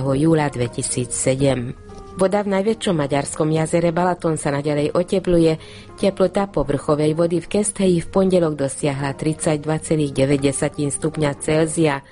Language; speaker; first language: Slovak; non-native, local second language; Hungarian